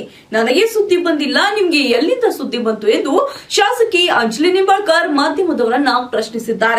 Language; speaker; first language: Kannada; native; Kannada